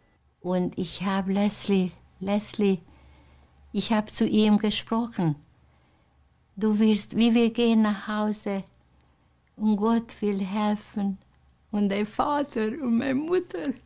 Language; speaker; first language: German; non-native, learner; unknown